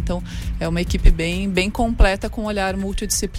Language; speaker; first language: Portuguese; native; Portuguese